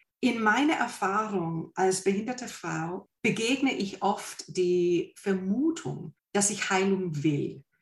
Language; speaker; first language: German; non-native, fluent; English